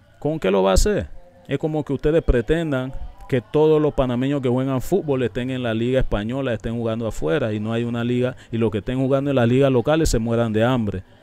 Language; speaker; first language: Spanish; non-native, local second language; English